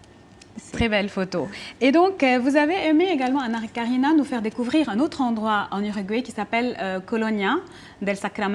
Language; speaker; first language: French; non-native, local second language; Arabic